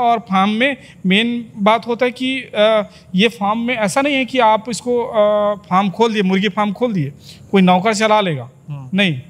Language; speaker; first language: Hindi; native; Hindi